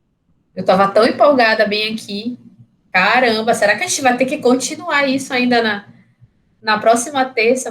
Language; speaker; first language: Portuguese; native; Portuguese